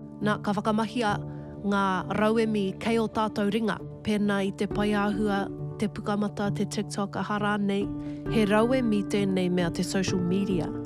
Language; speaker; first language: Māori; non-native, local second language; English